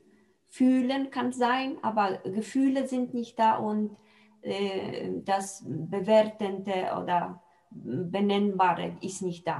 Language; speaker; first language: German; non-native, fluent; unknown